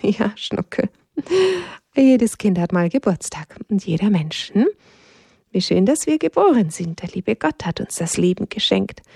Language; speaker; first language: German; native; German